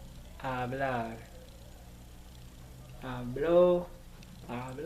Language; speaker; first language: Spanish; non-native, learner; English